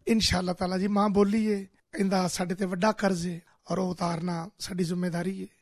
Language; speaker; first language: Punjabi; native; Punjabi